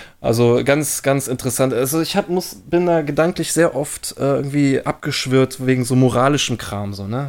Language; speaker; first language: German; native; German